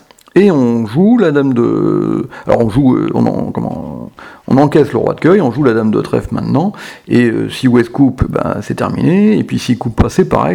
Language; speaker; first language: French; native; French